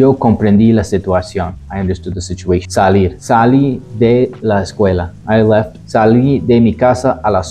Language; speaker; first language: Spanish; non-native, fluent; English